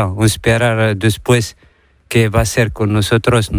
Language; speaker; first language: Spanish; non-native, learner; Arabic